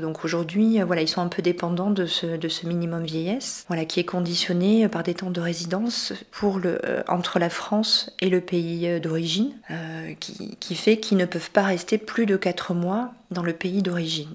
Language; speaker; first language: French; native; French